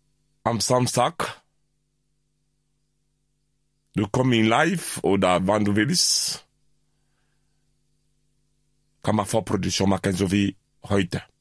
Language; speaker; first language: German; non-native, learner; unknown